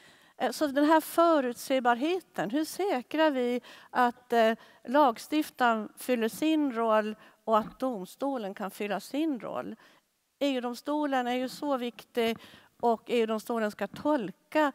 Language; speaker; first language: Swedish; native; Swedish